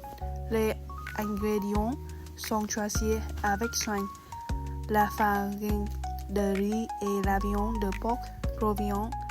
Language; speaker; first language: French; non-native, learner; Vietnamese